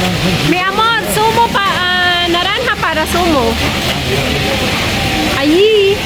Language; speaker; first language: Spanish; non-native, learner; Filipino